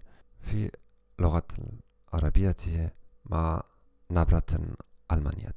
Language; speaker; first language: Arabic; non-native, learner; German